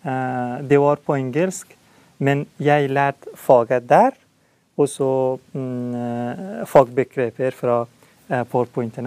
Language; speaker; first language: Norwegian; non-native, learner; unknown